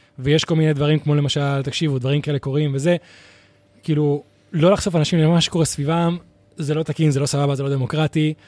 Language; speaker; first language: Hebrew; native; Hebrew